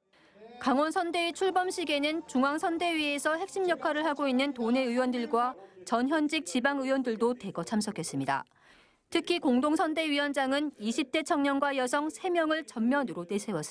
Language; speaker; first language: Korean; native; Korean